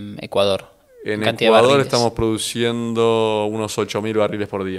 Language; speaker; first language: Spanish; native; Spanish